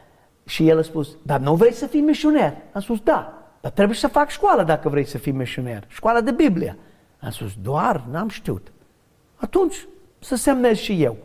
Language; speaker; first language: Romanian; non-native, learner; English